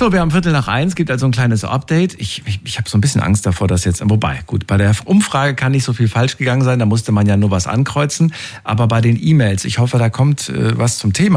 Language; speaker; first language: German; native; German